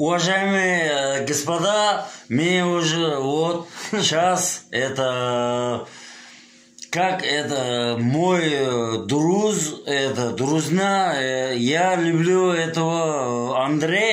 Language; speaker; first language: Russian; non-native, learner; Uzbek